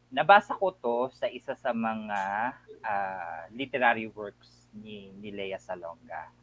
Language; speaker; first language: Filipino; native; Filipino